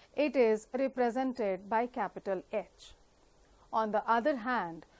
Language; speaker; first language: English; non-native, local second language; Punjabi